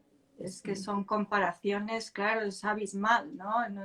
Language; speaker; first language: Spanish; native; Spanish